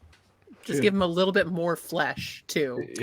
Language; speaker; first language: English; native; English